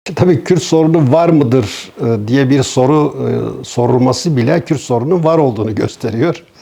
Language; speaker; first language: Turkish; native; Turkish